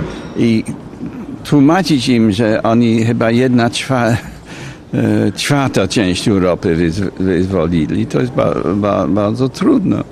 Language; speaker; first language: Polish; non-native, fluent; English